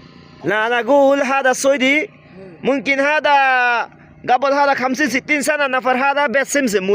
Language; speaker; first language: Arabic; non-native, learner; Bangla